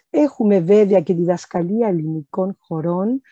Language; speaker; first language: Greek; early bilingual, other home language; Spanish